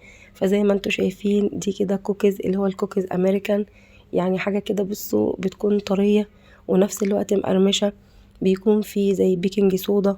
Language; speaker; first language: Arabic; native; Arabic